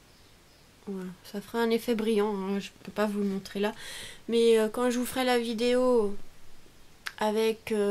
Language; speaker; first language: French; native; French